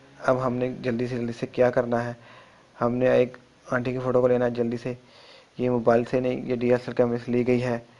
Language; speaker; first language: Urdu; non-native, local second language; Punjabi